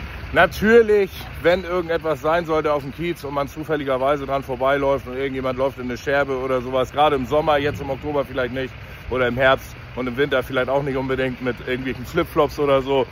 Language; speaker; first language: German; native; German